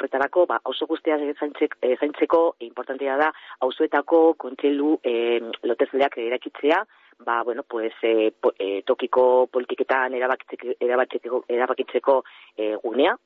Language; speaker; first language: Basque; non-native, local second language; Spanish